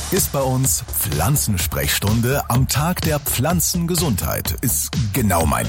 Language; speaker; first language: German; native; German